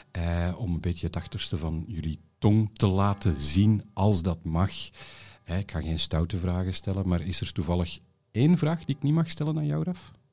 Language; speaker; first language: Dutch; native; Dutch